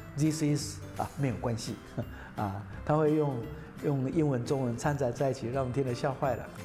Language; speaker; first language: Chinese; native; Chinese